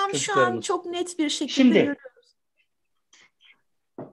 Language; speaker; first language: Turkish; native; Turkish